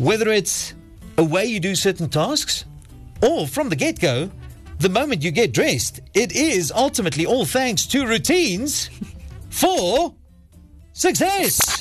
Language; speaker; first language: English; non-native, local second language; Afrikaans